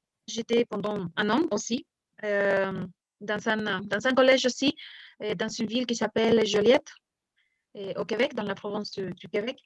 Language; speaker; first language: French; non-native, fluent; Spanish